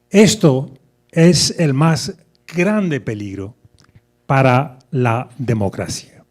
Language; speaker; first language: Spanish; non-native, fluent; French